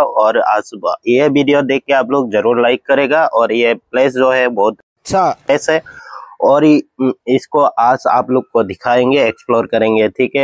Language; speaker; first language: Hindi; non-native, local second language; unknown